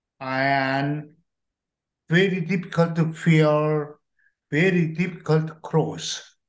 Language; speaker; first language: English; non-native, learner; Korean